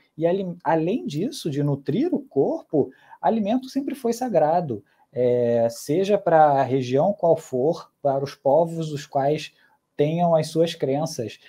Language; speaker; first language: Portuguese; native; Portuguese